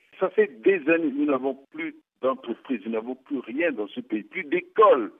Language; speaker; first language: French; non-native, local second language; Sango